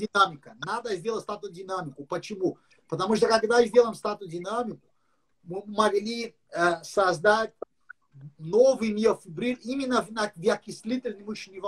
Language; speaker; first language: Russian; non-native, learner; English